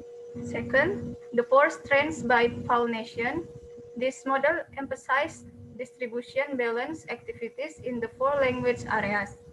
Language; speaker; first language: English; non-native, learner; Indonesian